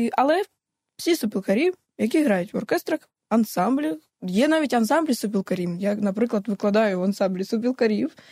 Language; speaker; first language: Ukrainian; native; Ukrainian